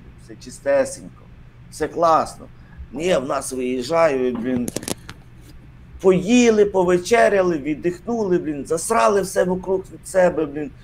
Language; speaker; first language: Ukrainian; native; Ukrainian